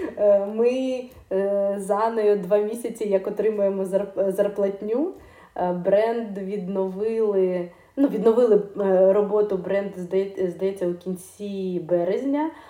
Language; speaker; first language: Ukrainian; non-native, local second language; Russian